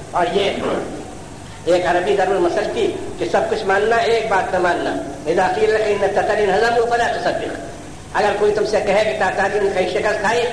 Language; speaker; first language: Urdu; native; Urdu